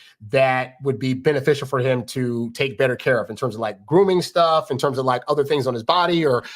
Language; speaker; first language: English; native; English